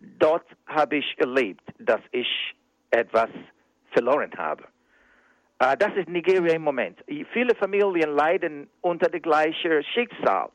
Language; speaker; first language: German; non-native, fluent; Igbo